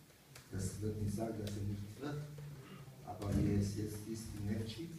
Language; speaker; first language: German; non-native, fluent; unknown